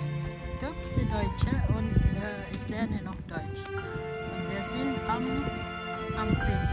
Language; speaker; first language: German; non-native, learner; Filipino